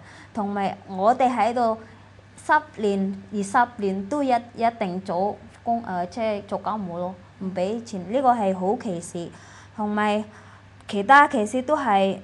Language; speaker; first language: Cantonese; non-native, fluent; Indonesian